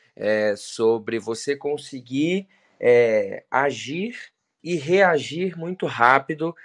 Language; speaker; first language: Portuguese; native; Portuguese